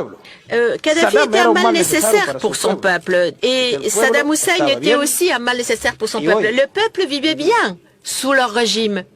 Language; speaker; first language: French; non-native, local second language; Portuguese